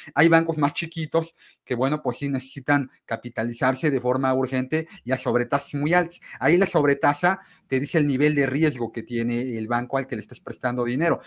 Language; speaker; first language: Spanish; native; Spanish